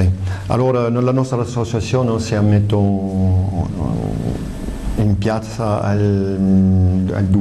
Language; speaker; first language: Italian; early bilingual, heritage; French